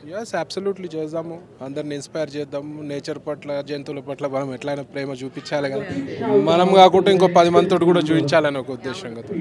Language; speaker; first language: Telugu; native; Telugu